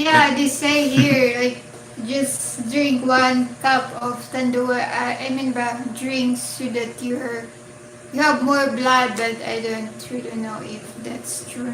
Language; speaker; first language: English; non-native, local second language; Filipino